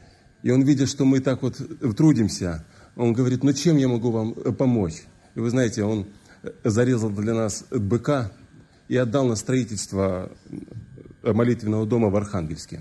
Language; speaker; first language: Russian; native; Russian